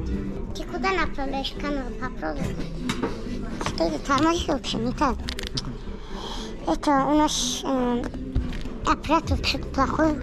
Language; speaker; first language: Russian; non-native, local second language; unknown